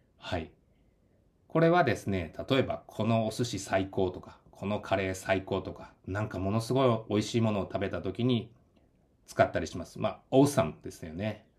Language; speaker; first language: Japanese; native; Japanese